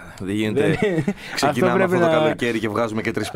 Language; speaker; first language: Greek; native; Greek